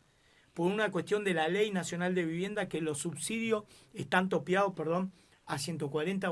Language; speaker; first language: Spanish; native; Spanish